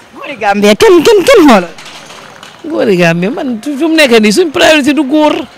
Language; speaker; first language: Wolof; native; Wolof